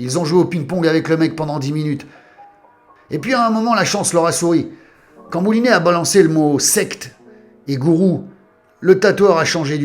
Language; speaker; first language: French; native; French